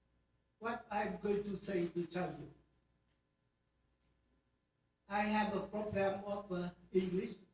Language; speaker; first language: English; non-native, learner; Vietnamese